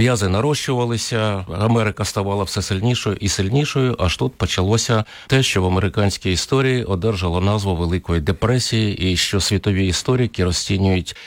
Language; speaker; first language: Ukrainian; native; Ukrainian